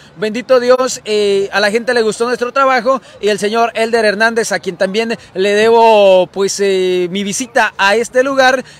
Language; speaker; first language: Spanish; native; Spanish